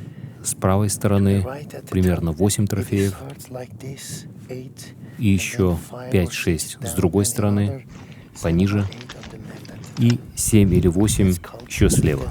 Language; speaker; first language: Russian; native; Russian